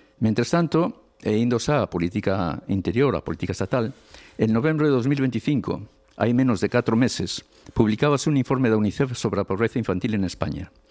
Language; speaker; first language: Galician; non-native, local second language; Spanish